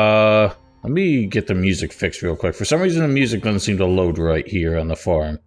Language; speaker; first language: English; native; English